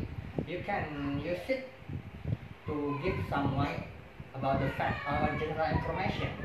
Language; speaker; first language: English; non-native, learner; Indonesian